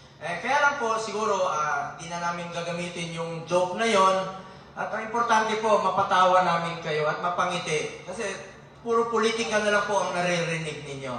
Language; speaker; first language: Filipino; native; Filipino